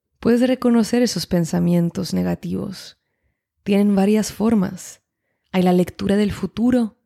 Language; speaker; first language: Spanish; non-native, fluent; French